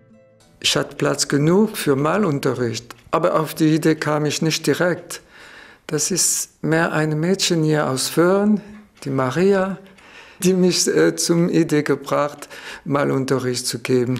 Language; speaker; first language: German; non-native, fluent; French